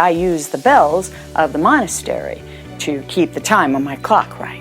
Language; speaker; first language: English; native; English